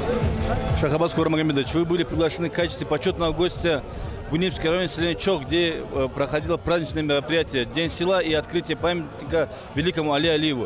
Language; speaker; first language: Russian; native; Russian